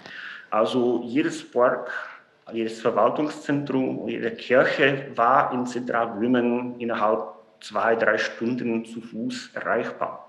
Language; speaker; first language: German; non-native, fluent; Czech